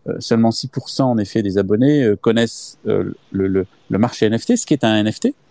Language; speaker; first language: French; native; French